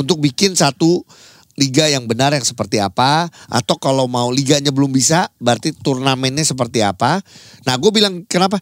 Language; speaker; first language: Indonesian; native; Indonesian